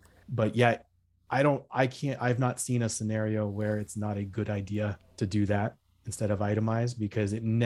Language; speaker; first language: English; native; English